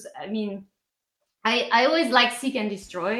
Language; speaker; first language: English; non-native, fluent; French